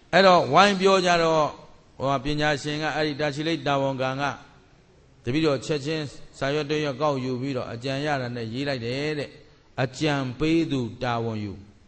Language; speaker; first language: Burmese; native; Burmese